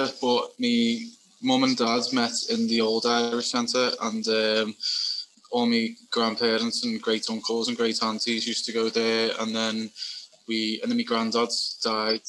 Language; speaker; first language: English; native; English